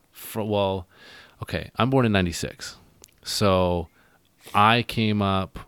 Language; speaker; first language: English; native; English